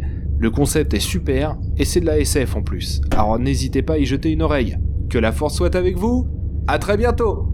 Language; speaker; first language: French; native; French